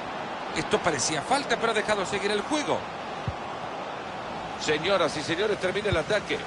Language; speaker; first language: Spanish; native; Spanish